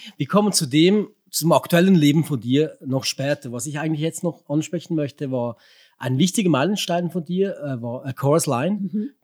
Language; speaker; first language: German; native; German